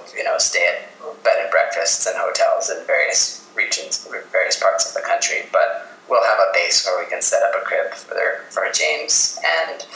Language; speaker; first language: English; native; English